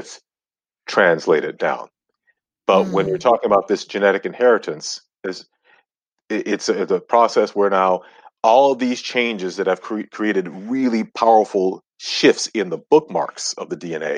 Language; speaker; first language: English; non-native, local second language; Akan